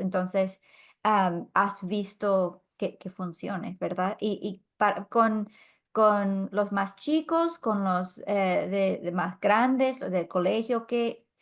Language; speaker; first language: Spanish; non-native, fluent; English